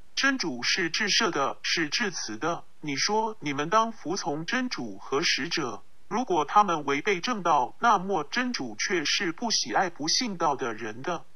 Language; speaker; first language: Chinese; non-native, local second language; Cantonese